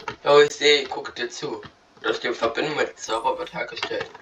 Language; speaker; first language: German; native; German